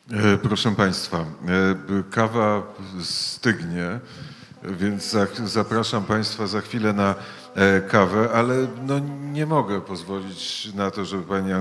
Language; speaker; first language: Polish; native; Polish